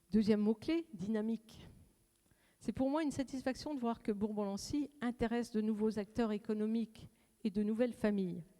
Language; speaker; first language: French; native; French